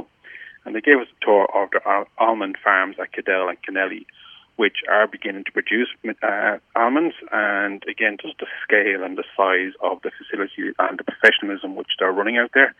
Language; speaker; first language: English; native; English